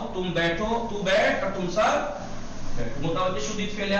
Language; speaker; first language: Urdu; native; Urdu